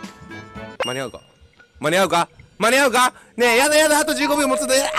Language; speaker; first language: Japanese; native; Japanese